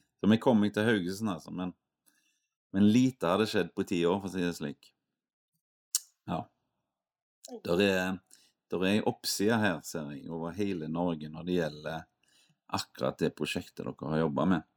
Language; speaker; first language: Norwegian; native; Norwegian